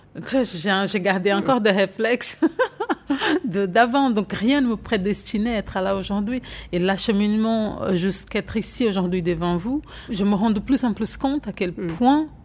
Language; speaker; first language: French; non-native, fluent; Portuguese